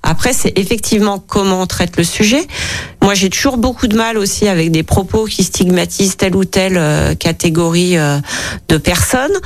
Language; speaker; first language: French; native; French